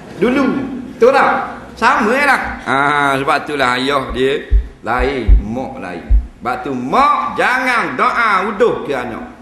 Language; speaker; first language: Malay; native; Malay